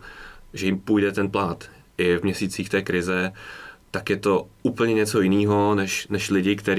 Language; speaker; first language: Czech; native; Czech